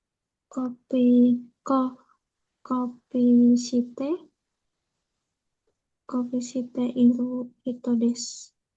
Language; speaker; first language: Japanese; non-native, learner; Indonesian